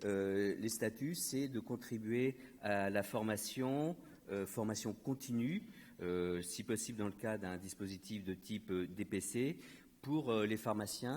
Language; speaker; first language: French; native; French